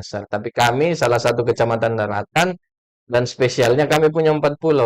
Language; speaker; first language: Indonesian; native; Indonesian